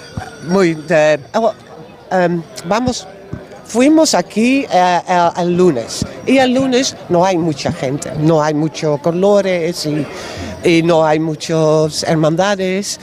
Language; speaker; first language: Spanish; non-native, learner; Dutch